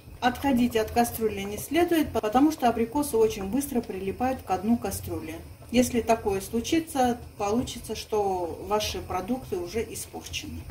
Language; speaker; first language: Russian; non-native, local second language; Armenian